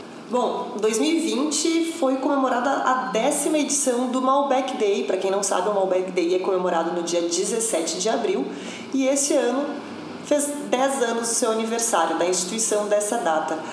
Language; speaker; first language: Portuguese; native; Portuguese